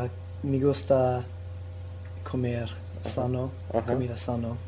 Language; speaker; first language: Spanish; non-native, learner; English